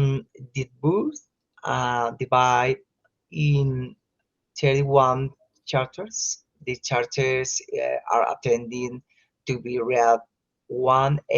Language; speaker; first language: English; non-native, learner; Spanish